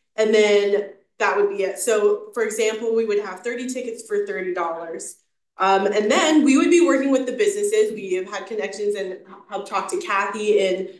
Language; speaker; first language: English; native; English